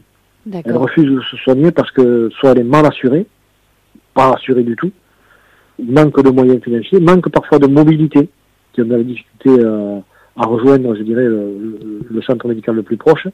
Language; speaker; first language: French; native; French